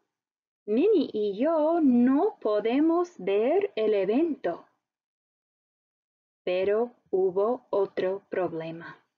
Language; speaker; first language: Spanish; non-native, fluent; English